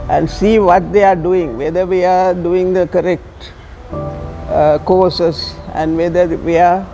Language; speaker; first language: English; non-native, local second language; Tamil